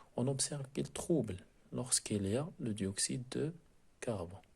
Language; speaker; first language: French; non-native, local second language; Arabic